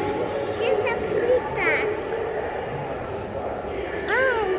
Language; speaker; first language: Russian; early bilingual, other home language; Tajik